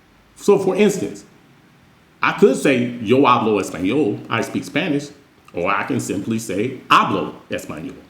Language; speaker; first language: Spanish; non-native, fluent; English